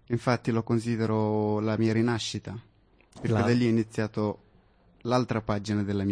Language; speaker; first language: Italian; non-native, fluent; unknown